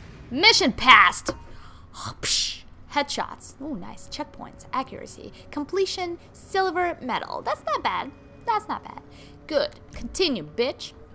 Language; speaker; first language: English; non-native, fluent; Russian